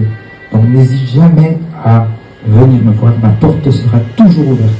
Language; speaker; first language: French; native; French